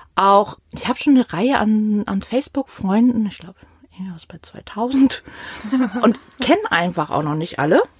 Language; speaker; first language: German; native; German